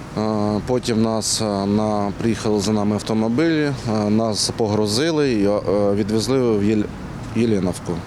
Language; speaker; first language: Ukrainian; non-native, local second language; Russian